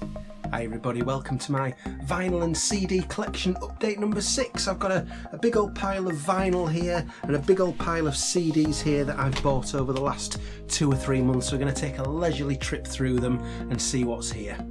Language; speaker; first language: English; native; English